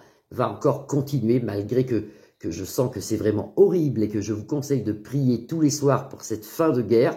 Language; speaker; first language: French; native; French